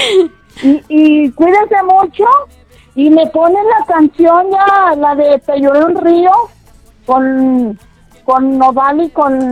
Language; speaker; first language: Spanish; native; Spanish